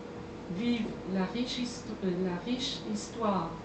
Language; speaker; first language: French; non-native, fluent; Persian